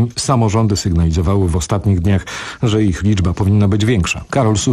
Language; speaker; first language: Polish; native; Polish